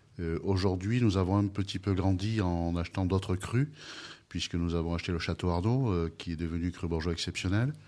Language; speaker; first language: French; native; French